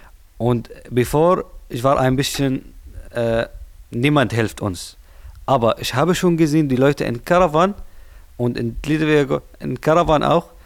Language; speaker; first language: German; non-native, learner; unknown